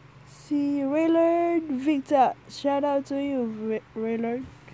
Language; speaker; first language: English; non-native, local second language; Filipino